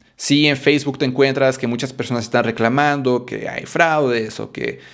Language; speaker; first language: Spanish; native; Spanish